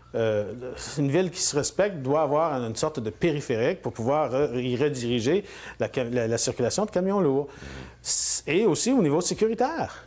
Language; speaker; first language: French; native; French